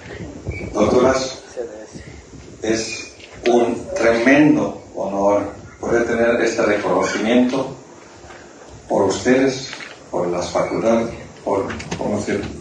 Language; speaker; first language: Spanish; non-native, fluent; German